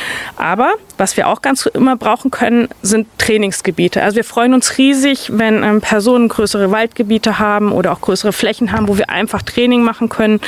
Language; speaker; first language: German; native; German